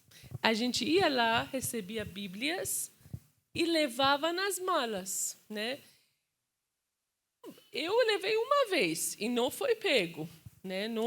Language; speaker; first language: Portuguese; non-native, fluent; Persian